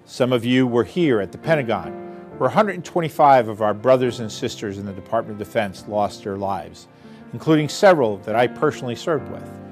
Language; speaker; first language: English; native; English